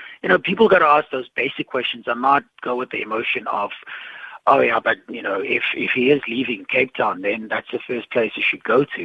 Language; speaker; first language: English; non-native, local second language; Xhosa